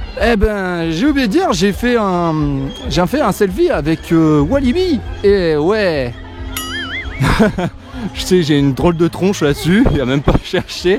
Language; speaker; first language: French; native; French